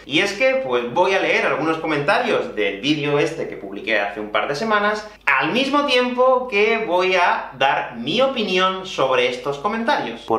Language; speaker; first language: Spanish; native; Spanish